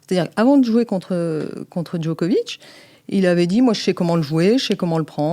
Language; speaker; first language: French; native; French